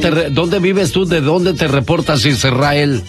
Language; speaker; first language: Spanish; native; Spanish